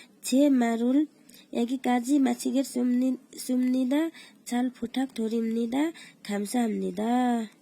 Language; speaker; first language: Korean; non-native, learner; Nepali